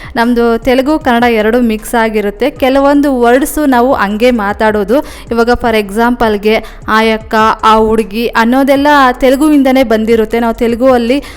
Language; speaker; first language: Kannada; non-native, local second language; Telugu